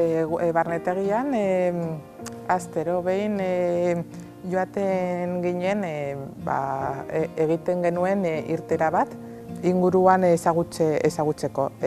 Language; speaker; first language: Basque; non-native, local second language; Spanish